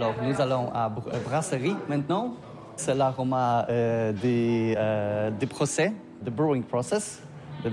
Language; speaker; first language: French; non-native, learner; Polish